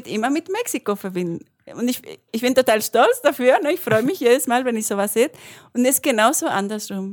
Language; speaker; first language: German; non-native, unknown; Spanish